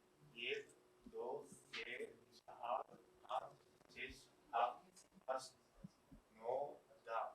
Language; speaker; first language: Persian; non-native, learner; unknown